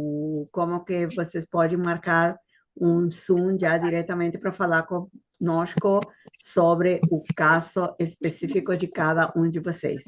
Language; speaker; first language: Portuguese; non-native, fluent; Spanish